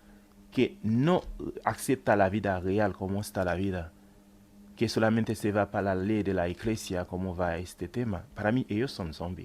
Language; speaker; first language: Spanish; non-native, fluent; Haitian Creole